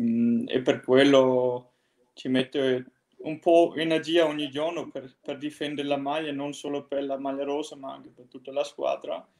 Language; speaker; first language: Italian; non-native, fluent; Danish